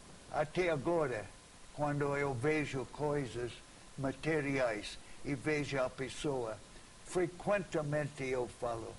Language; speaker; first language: Portuguese; non-native, fluent; English